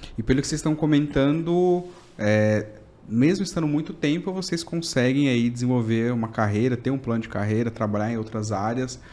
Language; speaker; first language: Portuguese; native; Portuguese